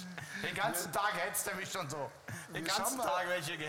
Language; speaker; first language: German; native; German